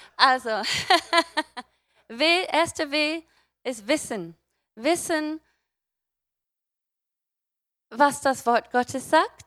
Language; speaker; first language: German; non-native, fluent; English